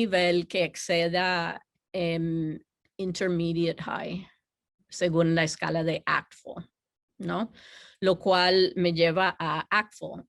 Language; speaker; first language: Spanish; non-native, fluent; English